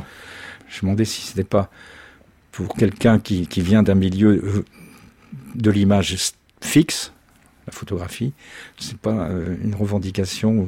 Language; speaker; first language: French; native; French